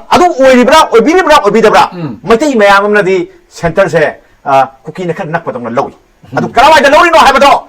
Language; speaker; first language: Manipuri; native; Manipuri